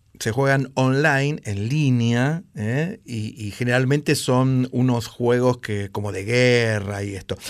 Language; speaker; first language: Spanish; native; Spanish